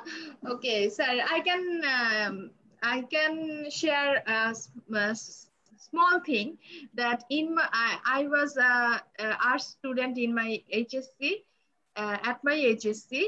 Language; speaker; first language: English; non-native, learner; Bangla